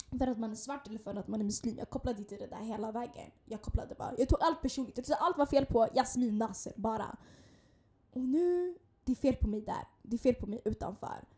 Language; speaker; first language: Swedish; early bilingual, other home language; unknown